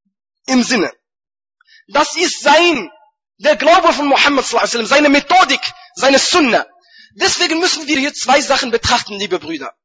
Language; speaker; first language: German; non-native, fluent; Arabic